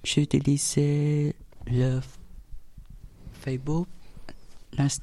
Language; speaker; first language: French; non-native, learner; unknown